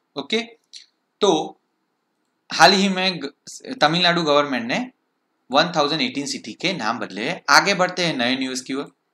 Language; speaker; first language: Hindi; non-native, local second language; Gujarati